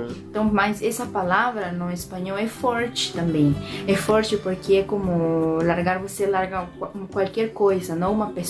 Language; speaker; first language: Portuguese; non-native, fluent; Spanish